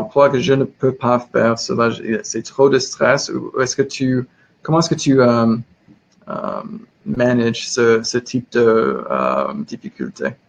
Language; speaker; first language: French; non-native, learner; English